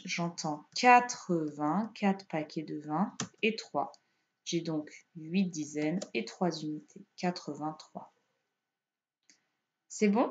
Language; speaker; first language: French; native; French